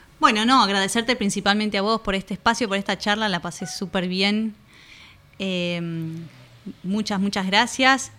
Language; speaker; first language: Spanish; native; Spanish